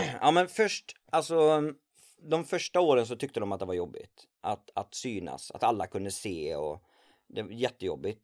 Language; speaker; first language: Swedish; native; Swedish